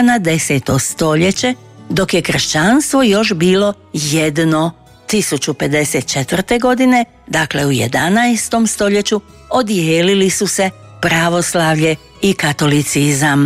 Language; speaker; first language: Croatian; native; Croatian